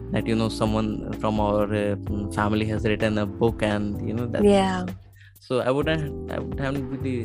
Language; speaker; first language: English; non-native, local second language; Hindi